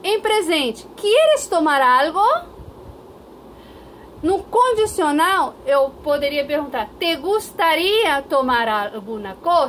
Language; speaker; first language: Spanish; non-native, fluent; Portuguese